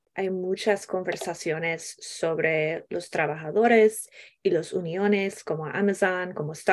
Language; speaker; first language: Spanish; non-native, learner; English